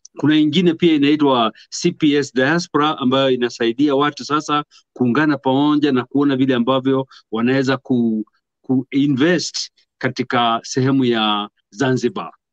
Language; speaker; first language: Swahili; non-native, local second language; Kikuyu